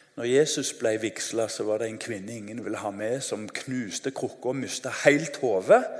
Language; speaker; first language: Norwegian; native; Norwegian